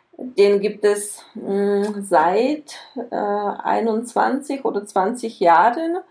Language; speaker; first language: German; non-native, fluent; Czech